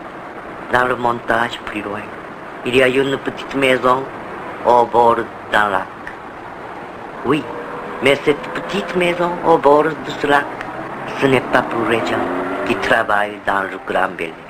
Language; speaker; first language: French; non-native, fluent; Korean